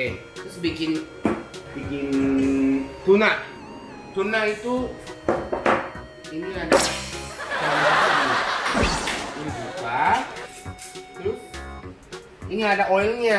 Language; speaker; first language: Indonesian; non-native, fluent; Japanese